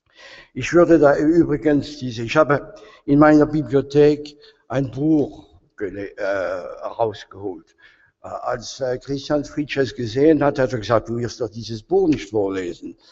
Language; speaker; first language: German; non-native, fluent; French